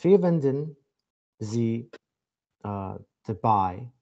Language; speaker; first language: German; non-native, learner; Azerbaijani